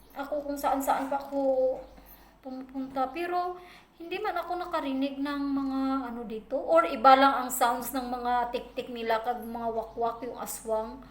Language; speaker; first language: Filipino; non-native, local second language; Hiligaynon